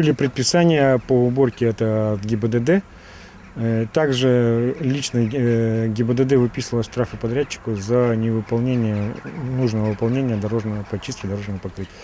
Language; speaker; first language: Russian; native; Russian